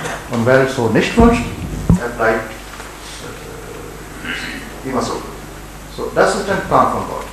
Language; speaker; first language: German; non-native, learner; Urdu